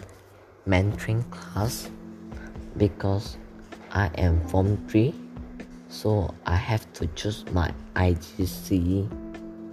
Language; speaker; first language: English; non-native, learner; Korean